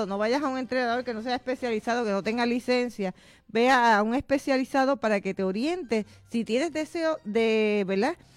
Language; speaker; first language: Spanish; native; Spanish